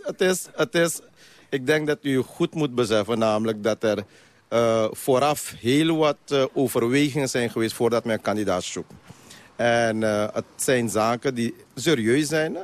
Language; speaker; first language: Dutch; non-native, local second language; Caribbean Hindustani